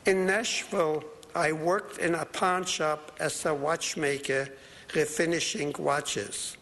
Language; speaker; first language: English; non-native, fluent; Polish